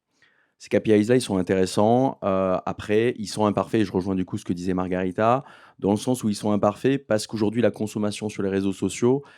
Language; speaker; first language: French; native; French